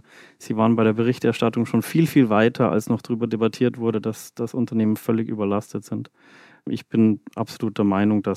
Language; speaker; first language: German; native; German